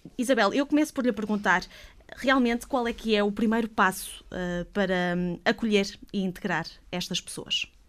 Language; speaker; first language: Portuguese; native; Portuguese